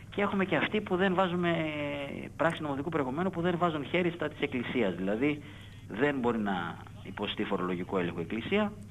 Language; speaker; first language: Greek; native; Greek